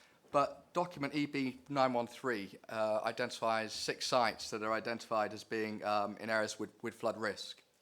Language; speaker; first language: English; native; English